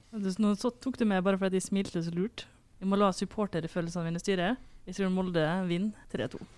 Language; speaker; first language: Norwegian; native; Norwegian